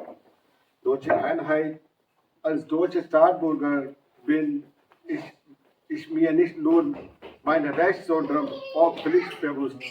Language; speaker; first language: German; non-native, learner; Urdu